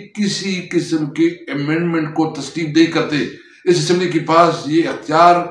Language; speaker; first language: Urdu; non-native, local second language; Pashto